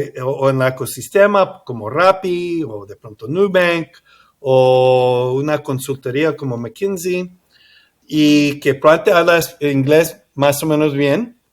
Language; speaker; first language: Spanish; early bilingual, heritage; English